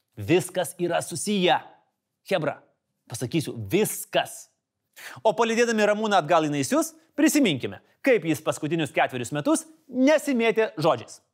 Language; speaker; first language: Lithuanian; native; Lithuanian